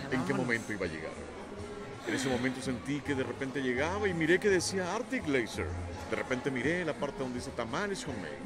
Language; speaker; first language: Spanish; native; Spanish